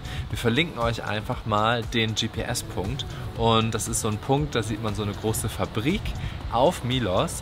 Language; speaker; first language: German; native; German